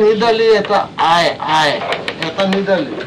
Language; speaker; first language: Russian; non-native, learner; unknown